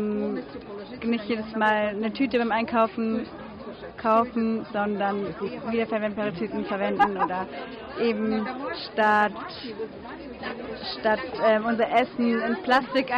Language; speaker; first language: German; non-native, fluent; French